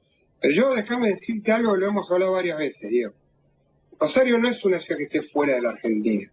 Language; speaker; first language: Spanish; native; Spanish